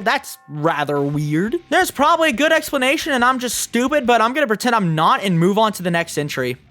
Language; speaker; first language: English; native; English